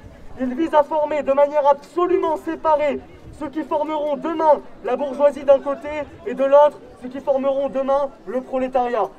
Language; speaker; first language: French; native; French